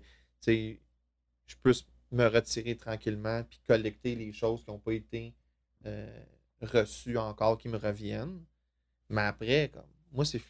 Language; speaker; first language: French; native; French